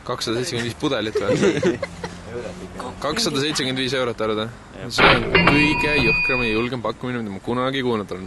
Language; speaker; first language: Estonian; native; Estonian